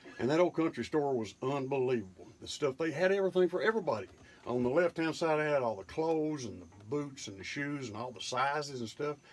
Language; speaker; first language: English; native; English